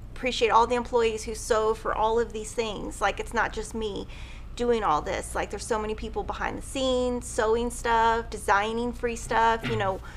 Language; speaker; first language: English; native; English